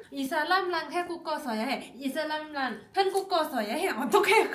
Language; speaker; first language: Korean; non-native, learner; Thai